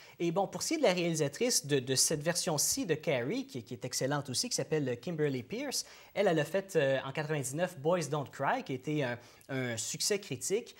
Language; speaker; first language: French; native; French